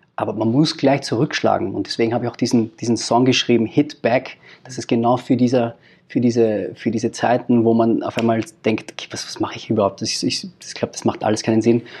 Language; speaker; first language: German; early bilingual, other home language; Filipino